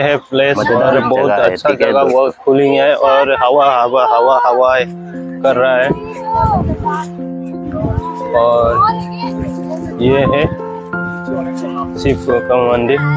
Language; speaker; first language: Hindi; non-native, local second language; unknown